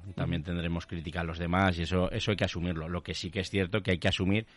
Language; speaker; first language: Spanish; native; Spanish